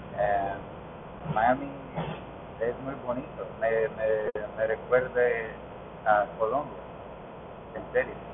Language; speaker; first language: Spanish; non-native, learner; English